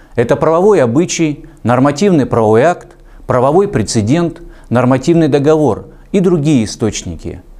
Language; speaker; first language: Russian; native; Russian